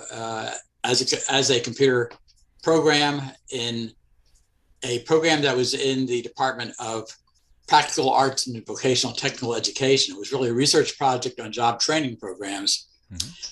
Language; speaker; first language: English; native; English